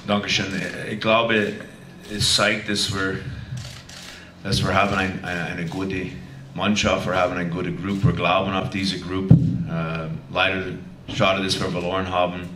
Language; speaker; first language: German; non-native, fluent; English